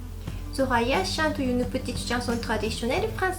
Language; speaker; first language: French; non-native, fluent; Japanese